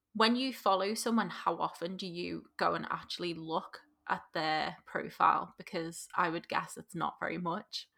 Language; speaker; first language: English; native; English